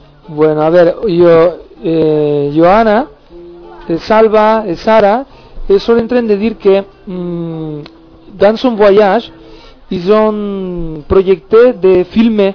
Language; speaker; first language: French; non-native, learner; Spanish